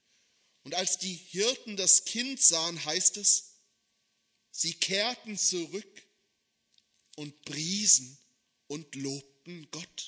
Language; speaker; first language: German; native; German